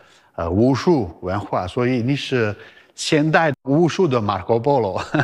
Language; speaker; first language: Chinese; non-native, learner; Italian